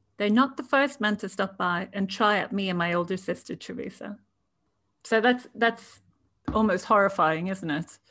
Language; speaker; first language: English; native; English